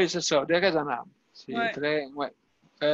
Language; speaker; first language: French; native; French